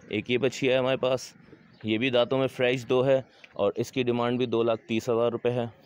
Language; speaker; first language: Urdu; native; Urdu